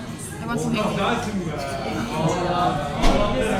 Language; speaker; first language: English; non-native, learner; Thai